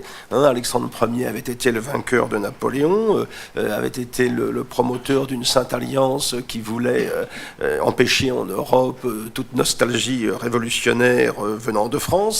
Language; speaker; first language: French; native; French